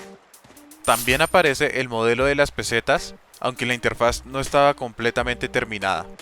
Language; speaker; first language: Spanish; native; Spanish